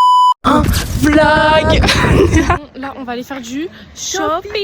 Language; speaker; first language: French; native; French